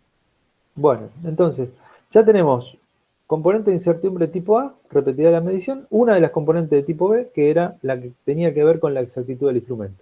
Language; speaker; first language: Spanish; native; Spanish